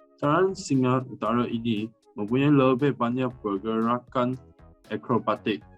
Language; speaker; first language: Malay; non-native, local second language; Chinese